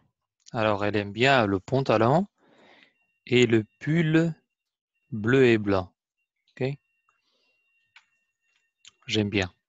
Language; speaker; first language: French; non-native, fluent; Arabic